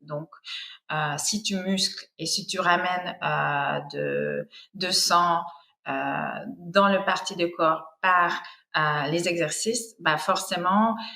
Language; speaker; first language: French; non-native, fluent; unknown